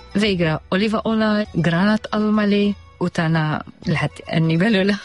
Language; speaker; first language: Hungarian; non-native, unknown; Arabic